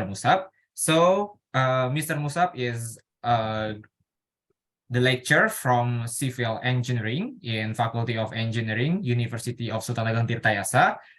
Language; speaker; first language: English; non-native, learner; Indonesian